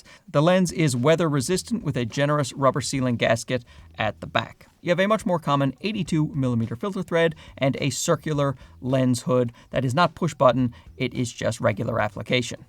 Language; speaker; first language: English; native; English